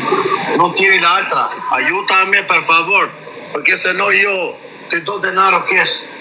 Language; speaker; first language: Italian; non-native, learner; Albanian